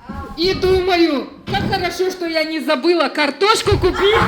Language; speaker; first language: Russian; native; Russian